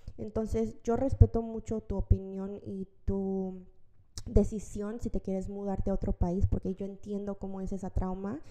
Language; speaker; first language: Spanish; early bilingual, other home language; Korean